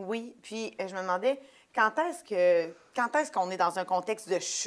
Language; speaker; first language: French; native; French